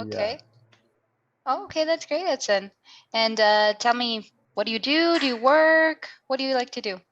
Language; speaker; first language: English; non-native, fluent; Spanish